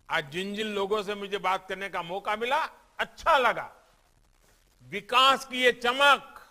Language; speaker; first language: Hindi; non-native, local second language; Gujarati